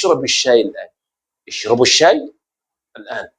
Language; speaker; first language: Arabic; non-native, fluent; Hausa